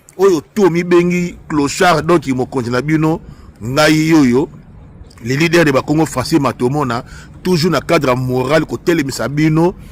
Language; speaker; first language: Lingala; non-native, local second language; Kongo